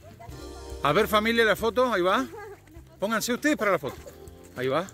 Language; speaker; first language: Spanish; native; Spanish